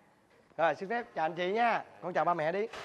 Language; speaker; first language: Vietnamese; native; Vietnamese